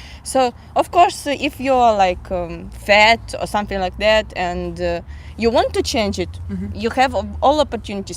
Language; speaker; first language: English; non-native, fluent; Russian